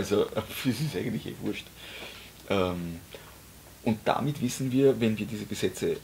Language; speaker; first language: German; native; German